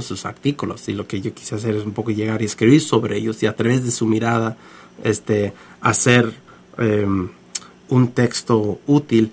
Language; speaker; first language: Spanish; non-native, fluent; English